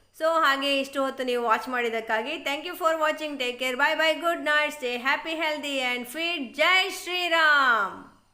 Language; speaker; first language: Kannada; non-native, local second language; Tulu